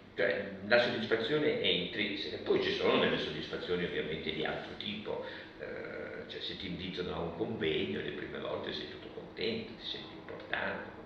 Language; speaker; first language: Italian; early bilingual, other home language; Russian